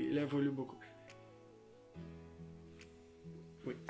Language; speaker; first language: French; non-native, learner; Portuguese